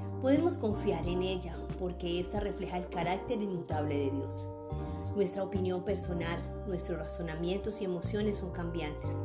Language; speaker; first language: Spanish; native; Spanish